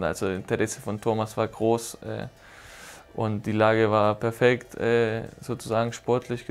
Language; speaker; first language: German; non-native, fluent; Spanish